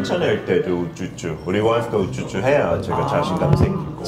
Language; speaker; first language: Korean; non-native, fluent; English